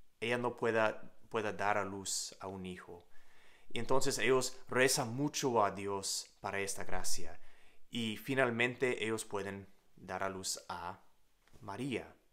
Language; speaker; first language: Spanish; non-native, learner; English